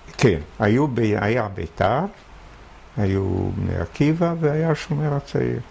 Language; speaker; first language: Hebrew; early bilingual, other home language; German